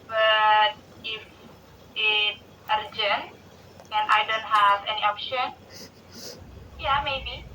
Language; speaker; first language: English; non-native, learner; Indonesian